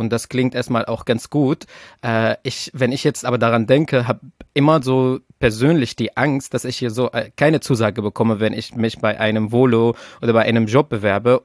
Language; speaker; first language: German; non-native, fluent; Persian